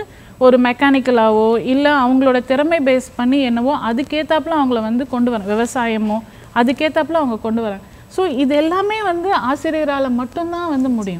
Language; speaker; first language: Tamil; native; Tamil